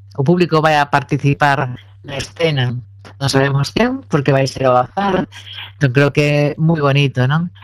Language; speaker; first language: Galician; native; Galician